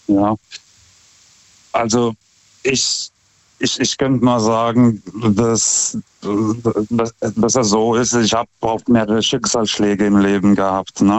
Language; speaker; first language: German; non-native, fluent; Lithuanian